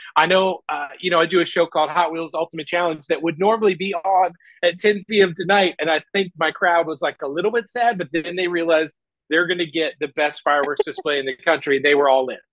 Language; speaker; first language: English; native; English